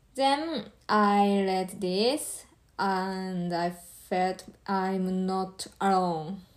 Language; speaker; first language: English; non-native, learner; Japanese